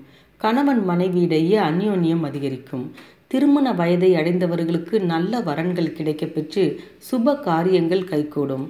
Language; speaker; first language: Tamil; native; Tamil